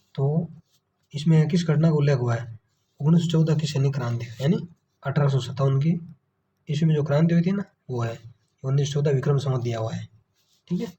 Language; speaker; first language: Hindi; native; Hindi